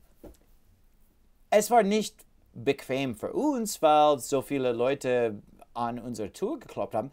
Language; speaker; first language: German; non-native, learner; English